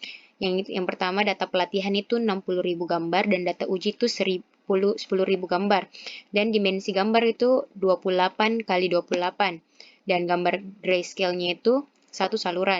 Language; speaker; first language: Indonesian; native; Indonesian